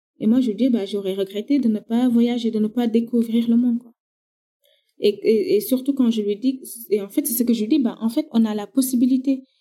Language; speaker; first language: French; non-native, local second language; Wolof